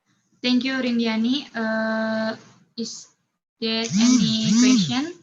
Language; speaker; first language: English; non-native, learner; Indonesian